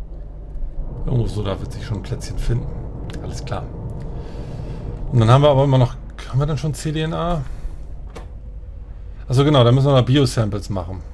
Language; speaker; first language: German; native; German